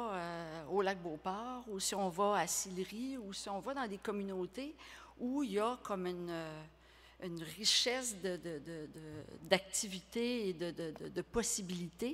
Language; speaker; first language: French; native; French